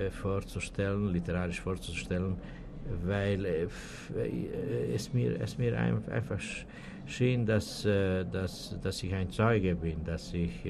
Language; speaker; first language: German; non-native, fluent; Serbian